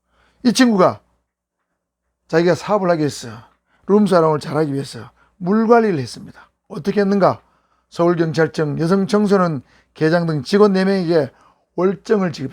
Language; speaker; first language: Korean; native; Korean